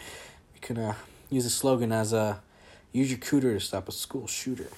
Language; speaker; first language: English; native; English